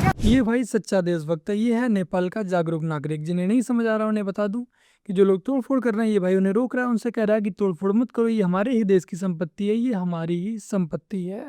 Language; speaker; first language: Hindi; native; Hindi